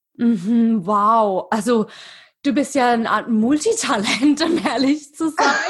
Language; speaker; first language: German; native; German